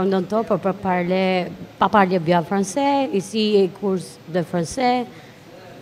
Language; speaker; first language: French; non-native, learner; Albanian